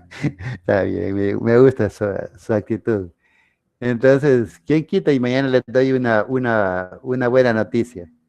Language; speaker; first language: Spanish; native; Spanish